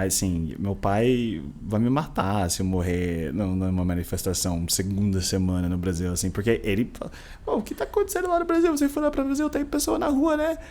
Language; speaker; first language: Portuguese; non-native, fluent; English